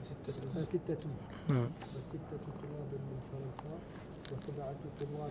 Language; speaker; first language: Arabic; non-native, learner; French